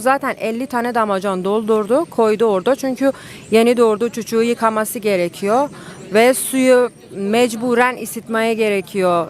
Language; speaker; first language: Turkish; non-native, learner; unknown